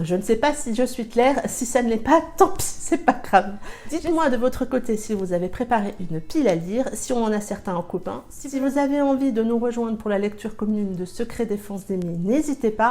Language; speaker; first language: French; native; French